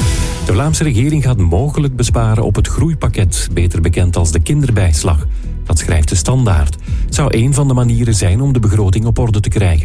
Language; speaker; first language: Dutch; native; Dutch